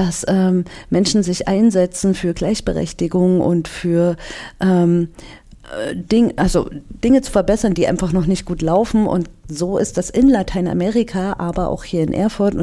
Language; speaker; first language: German; native; German